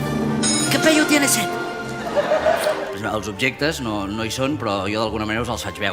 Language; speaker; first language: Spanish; non-native, local second language; Catalan